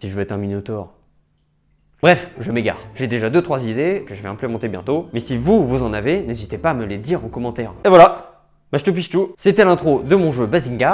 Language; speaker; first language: French; native; French